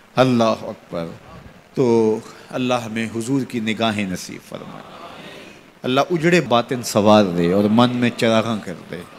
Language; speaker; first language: Urdu; non-native, local second language; Punjabi